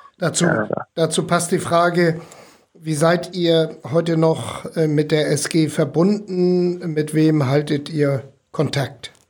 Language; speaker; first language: German; native; German